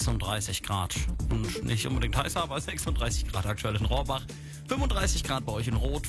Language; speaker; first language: German; native; German